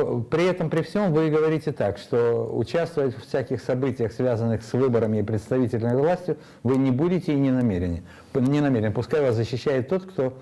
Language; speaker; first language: Russian; native; Russian